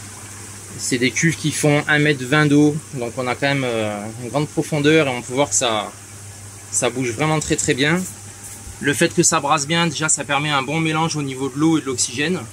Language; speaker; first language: French; native; French